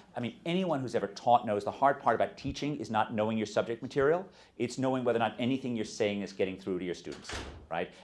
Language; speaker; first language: English; native; English